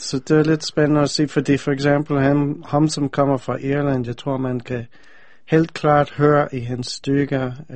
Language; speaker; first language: Danish; non-native, fluent; English